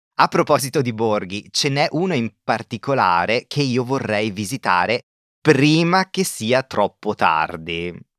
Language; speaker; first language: Italian; native; Italian